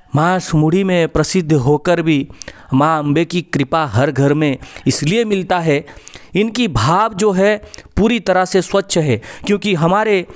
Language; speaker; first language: Hindi; non-native, local second language; Odia